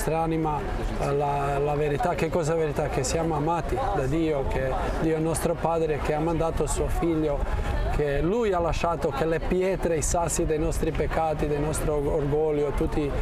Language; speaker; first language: Italian; non-native, fluent; Croatian